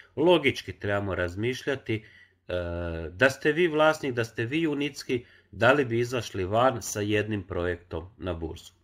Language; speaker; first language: Croatian; non-native, local second language; Hungarian